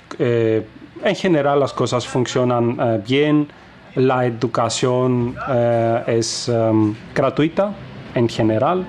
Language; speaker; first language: Spanish; non-native, fluent; Greek